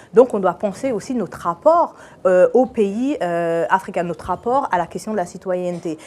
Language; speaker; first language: French; early bilingual, other home language; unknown